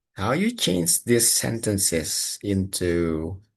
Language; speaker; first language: English; non-native, fluent; Indonesian